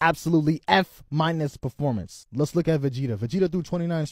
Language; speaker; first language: English; native; English